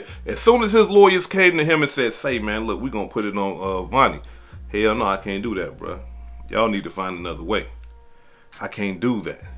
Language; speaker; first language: English; native; English